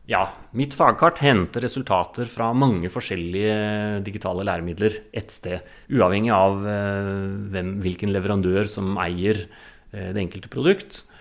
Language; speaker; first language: Norwegian; native; Norwegian